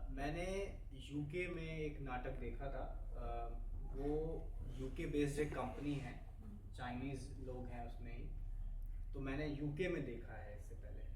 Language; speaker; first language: Hindi; native; Hindi